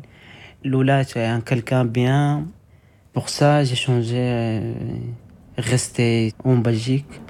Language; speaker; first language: French; non-native, learner; Arabic